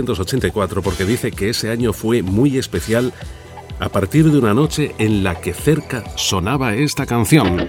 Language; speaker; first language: Spanish; native; Spanish